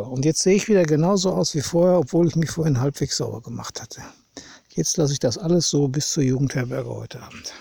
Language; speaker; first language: German; native; German